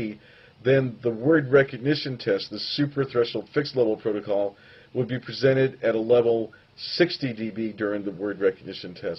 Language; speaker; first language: English; native; English